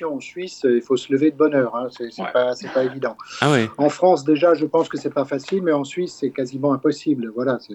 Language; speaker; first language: French; native; French